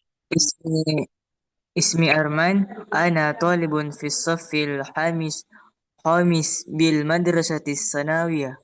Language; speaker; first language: Arabic; non-native, learner; Indonesian